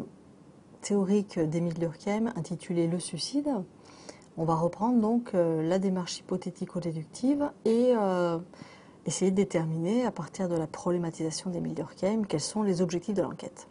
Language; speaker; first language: French; native; French